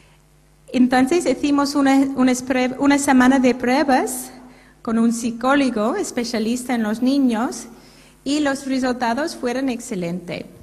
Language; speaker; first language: Spanish; non-native, fluent; English